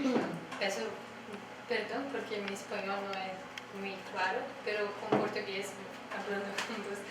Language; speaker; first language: Spanish; non-native, learner; Portuguese